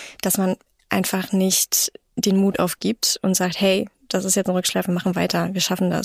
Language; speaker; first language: German; native; German